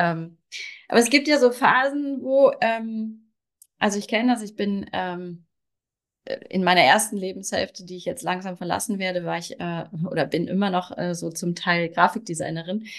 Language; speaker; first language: German; native; German